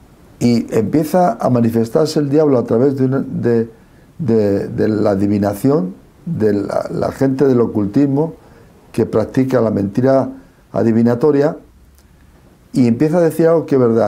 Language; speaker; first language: Spanish; native; Spanish